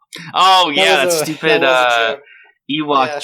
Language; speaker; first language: English; native; English